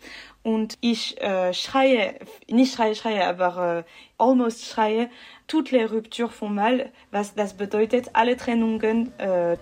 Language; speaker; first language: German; non-native, local second language; French